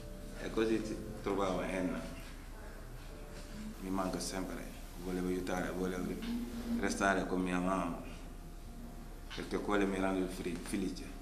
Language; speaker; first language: Italian; non-native, learner; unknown